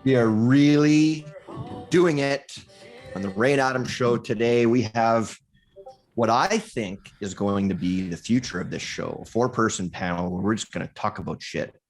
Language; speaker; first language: English; native; English